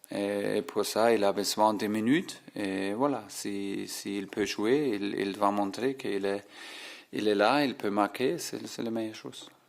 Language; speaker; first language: French; non-native, fluent; German